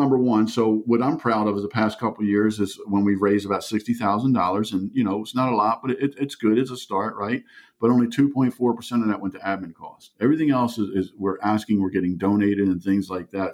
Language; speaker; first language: English; early bilingual, other home language; German